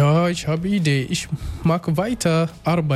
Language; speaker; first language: German; non-native, learner; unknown